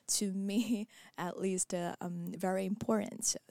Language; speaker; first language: English; non-native, fluent; Chinese